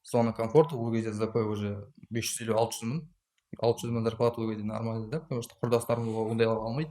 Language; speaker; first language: Russian; non-native, local second language; Kazakh